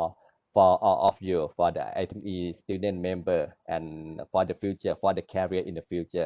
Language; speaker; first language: English; non-native, learner; Thai